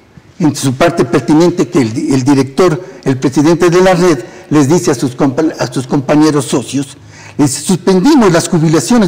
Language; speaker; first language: Spanish; native; Spanish